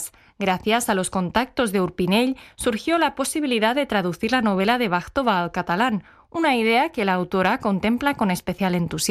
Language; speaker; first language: Spanish; non-native, learner; Czech